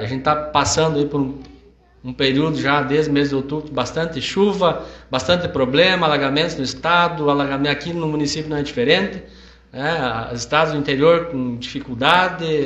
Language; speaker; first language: Portuguese; native; Portuguese